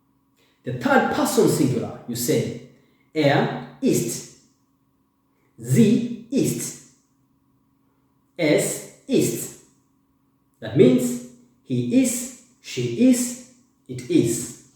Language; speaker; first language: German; non-native, fluent; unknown